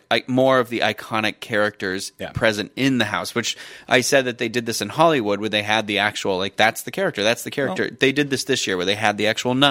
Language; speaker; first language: English; native; English